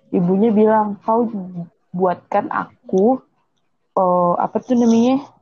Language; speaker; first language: Indonesian; early bilingual, heritage; English